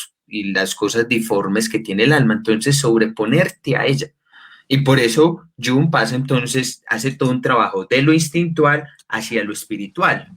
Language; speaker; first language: Spanish; native; Spanish